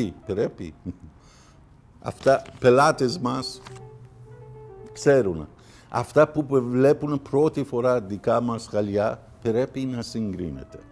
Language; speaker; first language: Greek; non-native, learner; Persian